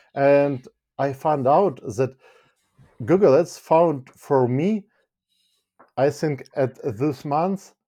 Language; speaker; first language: English; non-native, fluent; Ukrainian